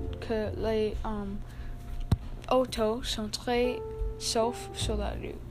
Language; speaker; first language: French; non-native, learner; English